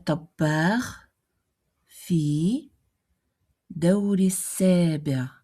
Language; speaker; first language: Arabic; non-native, fluent; Russian